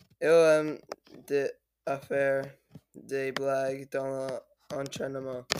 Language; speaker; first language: French; non-native, learner; English